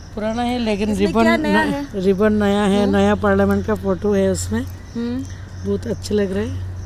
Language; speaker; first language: Hindi; non-native, local second language; Bangla